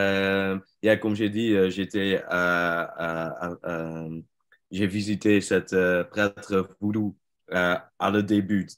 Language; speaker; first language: French; non-native, learner; Dutch